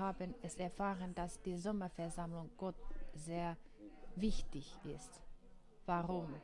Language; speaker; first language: German; non-native, fluent; Finnish